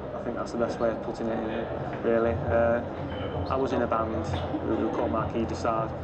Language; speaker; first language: English; native; English